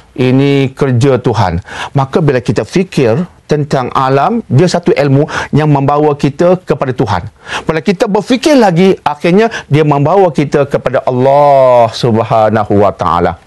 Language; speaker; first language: Malay; native; Malay